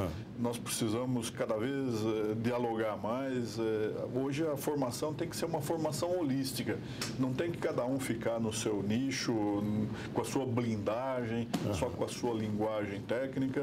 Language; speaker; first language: Portuguese; native; Portuguese